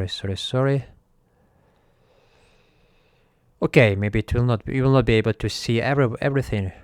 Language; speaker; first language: English; non-native, fluent; Russian